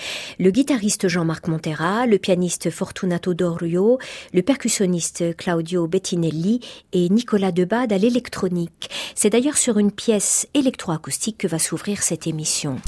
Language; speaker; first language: French; native; French